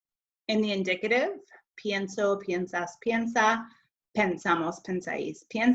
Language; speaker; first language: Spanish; non-native, fluent; English